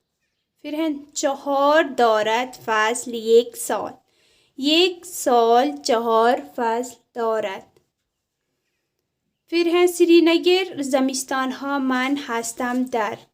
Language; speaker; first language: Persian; non-native, fluent; Urdu